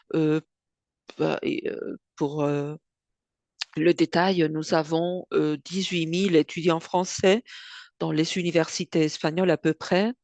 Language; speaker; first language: French; non-native, fluent; Spanish